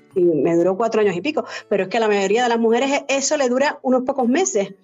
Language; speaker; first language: Spanish; native; Spanish